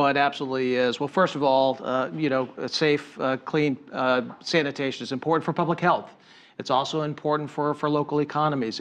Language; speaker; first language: English; native; English